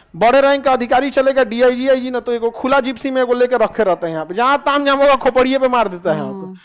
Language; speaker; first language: Hindi; native; Hindi